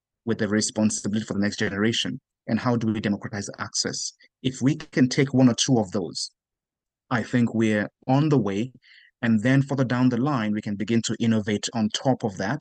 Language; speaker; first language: English; non-native, local second language; Yoruba